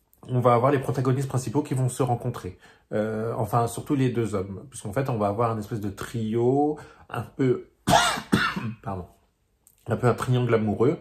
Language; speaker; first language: French; native; French